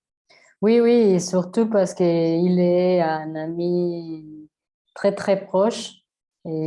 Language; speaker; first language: French; non-native, learner; Spanish